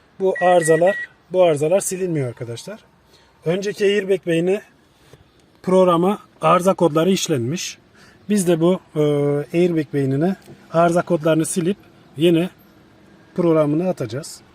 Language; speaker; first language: Turkish; native; Turkish